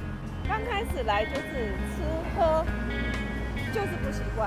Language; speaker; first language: Chinese; non-native, fluent; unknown